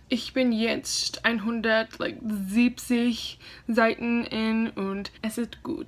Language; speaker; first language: German; non-native, learner; English